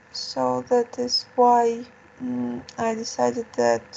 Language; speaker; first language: English; non-native, fluent; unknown